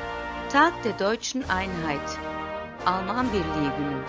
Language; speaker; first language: German; non-native, fluent; Turkish